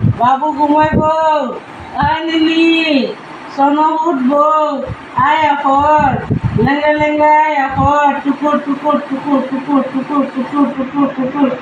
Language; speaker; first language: Bangla; non-native, local second language; Assamese